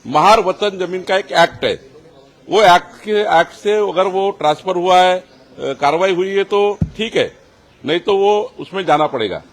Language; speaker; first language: Hindi; non-native, local second language; Marathi